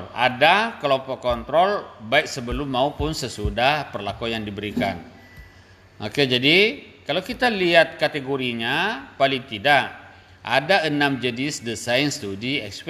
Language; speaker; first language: Indonesian; native; Indonesian